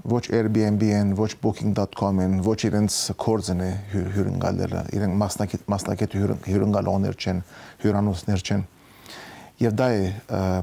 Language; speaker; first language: Armenian; early bilingual, heritage; Armenian